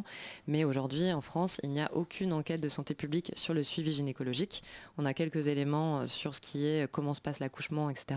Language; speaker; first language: French; native; French